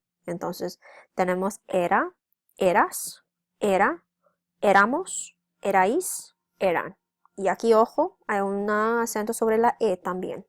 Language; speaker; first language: Spanish; non-native, fluent; English